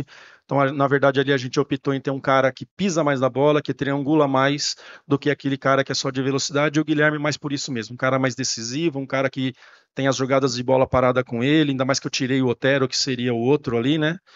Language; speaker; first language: Portuguese; native; Portuguese